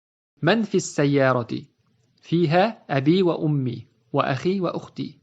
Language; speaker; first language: Arabic; non-native, fluent; English